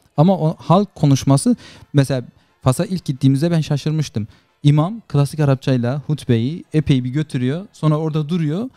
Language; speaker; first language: Turkish; native; Turkish